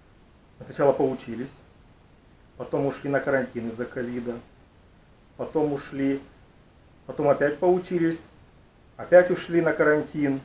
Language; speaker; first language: Russian; native; Russian